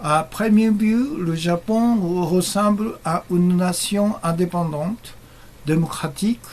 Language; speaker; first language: French; non-native, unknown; Japanese